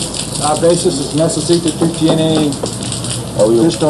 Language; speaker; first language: Spanish; non-native, learner; English